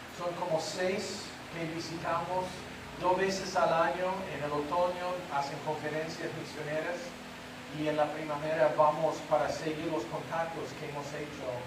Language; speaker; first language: Spanish; non-native, fluent; English